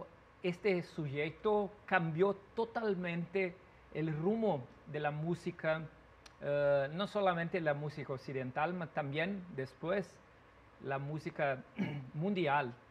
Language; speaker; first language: Spanish; non-native, learner; Portuguese